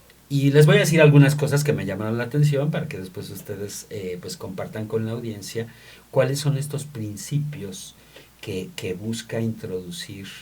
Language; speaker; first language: Spanish; native; Spanish